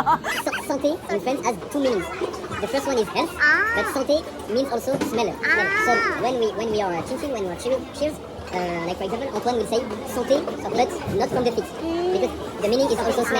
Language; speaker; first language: English; non-native, fluent; French